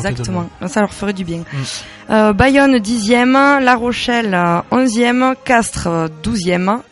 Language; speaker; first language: French; native; French